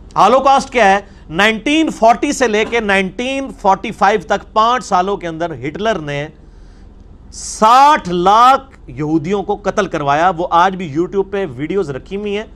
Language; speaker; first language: Urdu; non-native, local second language; Punjabi